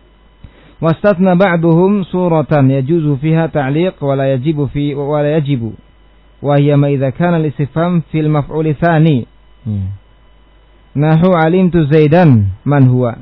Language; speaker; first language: Arabic; non-native, fluent; Indonesian